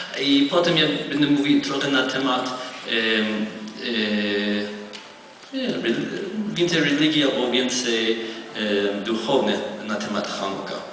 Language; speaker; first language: Polish; non-native, learner; Hebrew